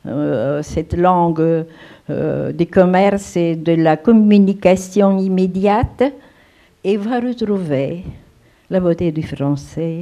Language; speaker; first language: French; non-native, fluent; Romanian